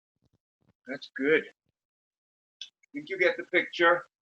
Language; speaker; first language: English; native; English